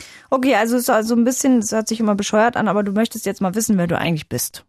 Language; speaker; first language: German; native; German